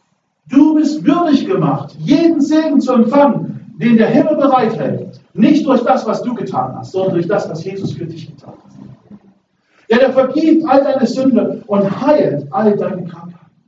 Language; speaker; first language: German; native; German